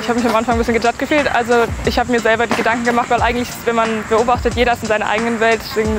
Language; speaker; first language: German; native; German